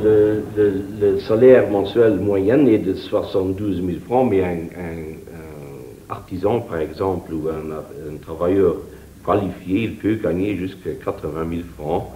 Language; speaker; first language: French; non-native, local second language; Luxembourgish